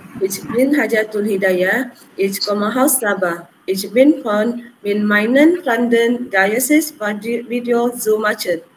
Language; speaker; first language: German; non-native, learner; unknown